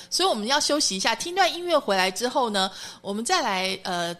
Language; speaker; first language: Chinese; native; Chinese